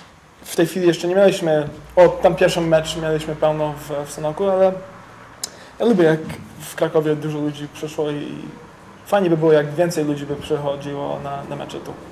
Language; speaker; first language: Polish; early bilingual, heritage; English